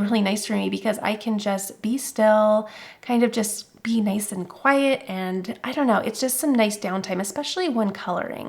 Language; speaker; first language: English; native; English